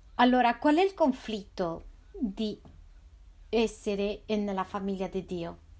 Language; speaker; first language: Italian; non-native, fluent; Spanish